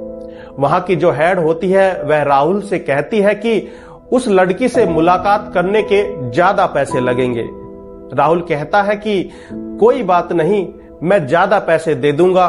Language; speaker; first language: Hindi; native; Hindi